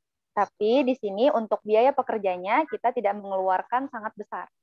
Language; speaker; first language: Indonesian; native; Indonesian